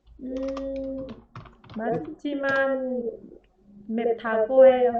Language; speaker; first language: Korean; non-native, learner; Vietnamese